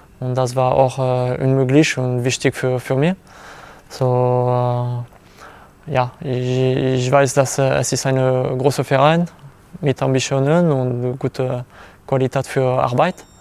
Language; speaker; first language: German; non-native, learner; French